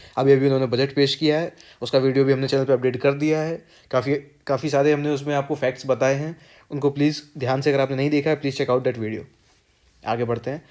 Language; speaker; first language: Hindi; native; Hindi